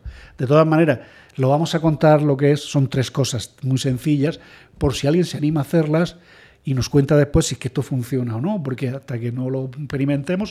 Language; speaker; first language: Spanish; native; Spanish